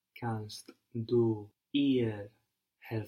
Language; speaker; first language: German; non-native, learner; English